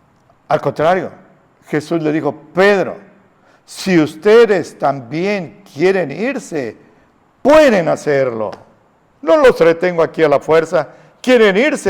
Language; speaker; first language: Spanish; native; Spanish